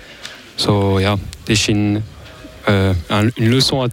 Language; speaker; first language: German; non-native, learner; French